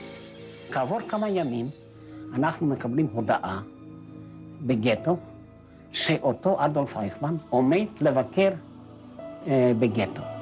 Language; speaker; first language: Hebrew; non-native, fluent; Yiddish